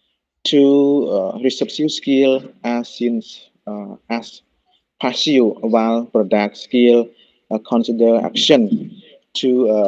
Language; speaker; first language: English; non-native, learner; Khmer